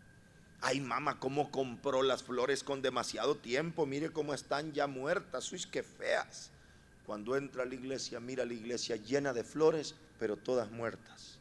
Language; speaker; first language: Spanish; native; Spanish